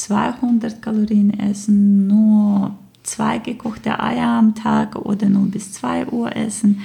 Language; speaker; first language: German; non-native, fluent; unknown